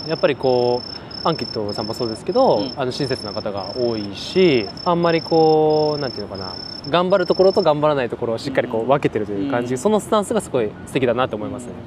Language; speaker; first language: Japanese; native; Japanese